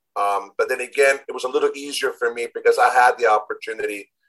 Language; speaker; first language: English; non-native, fluent; Spanish